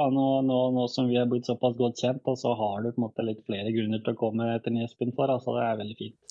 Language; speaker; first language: Norwegian; early bilingual, other home language; Bosnian